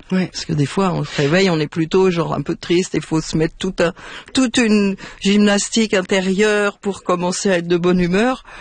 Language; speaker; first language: French; native; French